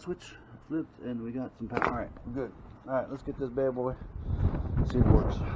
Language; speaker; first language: English; native; English